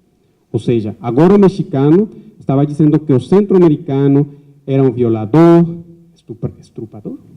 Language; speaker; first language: Portuguese; non-native, fluent; Spanish